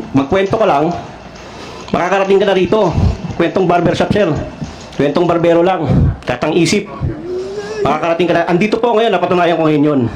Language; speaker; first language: Filipino; non-native, local second language; Cebuano